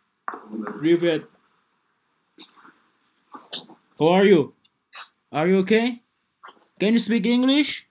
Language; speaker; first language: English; non-native, learner; Indonesian